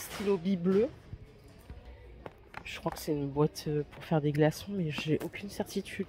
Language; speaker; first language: French; native; French